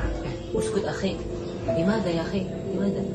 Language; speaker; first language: Arabic; non-native, learner; Indonesian